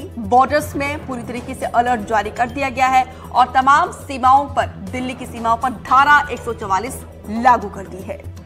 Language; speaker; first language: Hindi; native; Hindi